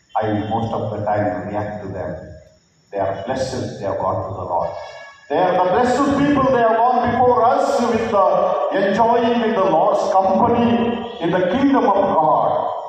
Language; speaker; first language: English; non-native, local second language; Kannada